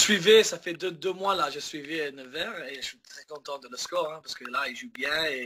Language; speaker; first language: French; early bilingual, heritage; English